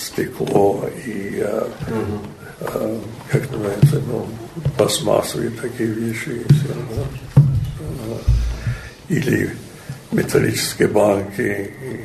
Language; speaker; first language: Russian; non-native, learner; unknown